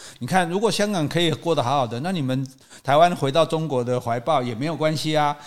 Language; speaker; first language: Chinese; native; Chinese